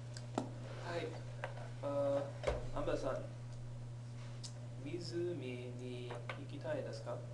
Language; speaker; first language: Japanese; non-native, learner; English